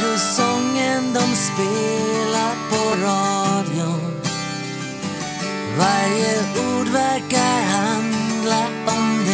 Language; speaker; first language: Swedish; native; Swedish